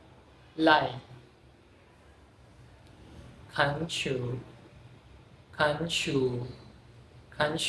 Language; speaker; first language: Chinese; non-native, fluent; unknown